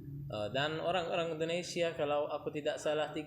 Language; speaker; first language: Indonesian; non-native, learner; Arabic